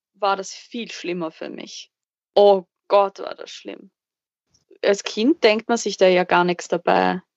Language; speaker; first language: German; native; German